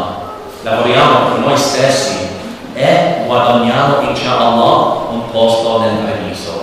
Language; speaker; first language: Italian; non-native, learner; English